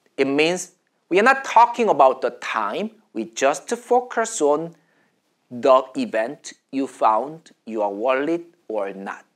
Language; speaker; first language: English; non-native, fluent; Korean